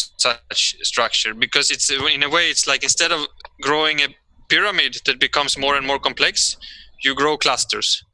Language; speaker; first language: English; non-native, fluent; Swedish